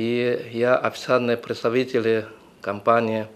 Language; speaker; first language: Russian; non-native, fluent; Chinese